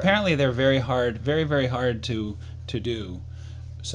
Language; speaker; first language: English; native; English